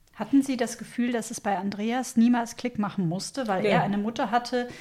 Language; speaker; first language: German; native; German